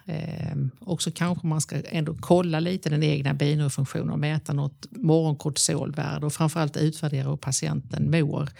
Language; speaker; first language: Swedish; native; Swedish